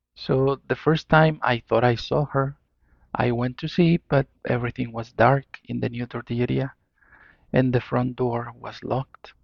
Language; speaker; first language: English; non-native, fluent; Spanish